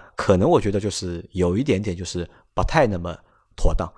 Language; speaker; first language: Chinese; non-native, local second language; Wu Chinese